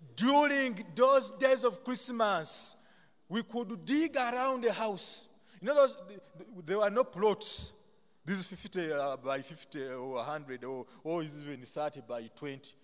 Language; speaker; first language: English; non-native, local second language; Ganda